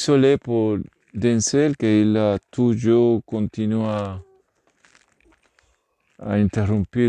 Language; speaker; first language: French; non-native, learner; Spanish